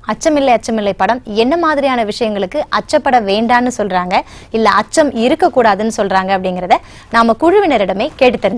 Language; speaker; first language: Tamil; native; Tamil